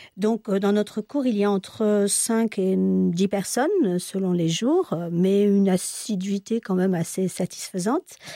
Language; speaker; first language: French; native; French